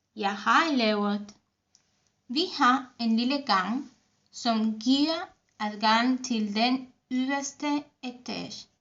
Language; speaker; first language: Danish; non-native, learner; Spanish